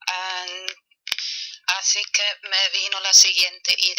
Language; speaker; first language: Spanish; non-native, fluent; German